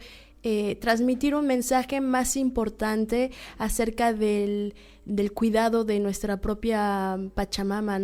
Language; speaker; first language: Spanish; native; Spanish